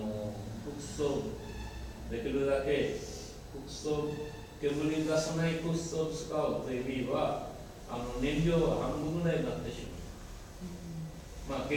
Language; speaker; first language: Japanese; non-native, learner; Bangla